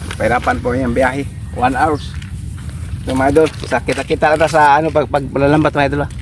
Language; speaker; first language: Filipino; non-native, local second language; Cebuano